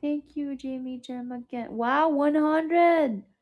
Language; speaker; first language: English; non-native, local second language; Filipino